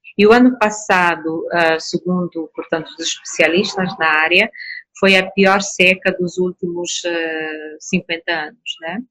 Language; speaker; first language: Portuguese; non-native, local second language; Kabuverdianu